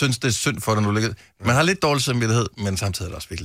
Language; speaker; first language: Danish; native; Danish